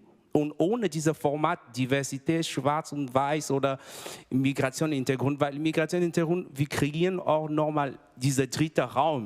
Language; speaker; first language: German; non-native, fluent; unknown